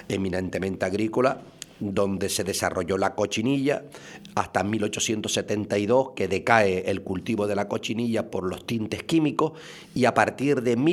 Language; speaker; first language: Spanish; native; Spanish